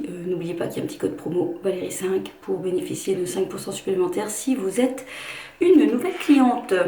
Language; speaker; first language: French; native; French